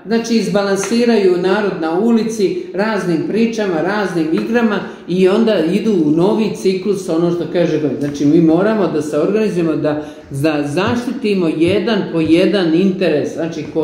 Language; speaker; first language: Serbian; native; Serbian